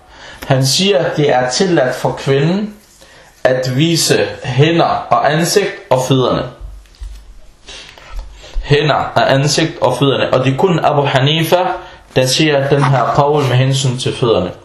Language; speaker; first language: Danish; non-native, fluent; Arabic